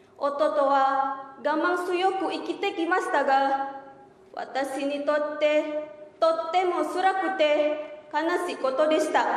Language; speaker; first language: Japanese; non-native, fluent; Indonesian